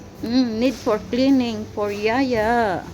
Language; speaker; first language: English; non-native, local second language; Filipino